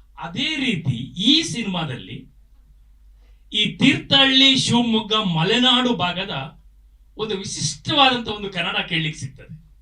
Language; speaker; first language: Kannada; native; Kannada